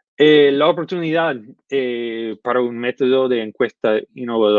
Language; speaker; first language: Spanish; non-native, fluent; English